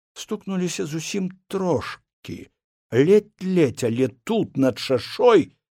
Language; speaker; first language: Belarusian; native; Belarusian